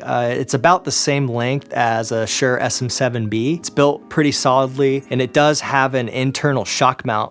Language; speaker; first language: English; native; English